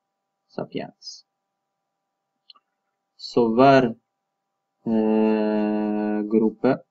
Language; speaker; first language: Norwegian; non-native, fluent; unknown